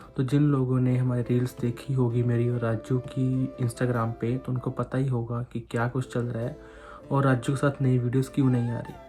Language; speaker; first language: Hindi; non-native, local second language; Punjabi